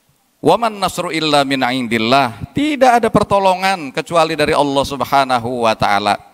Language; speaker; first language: Indonesian; native; Indonesian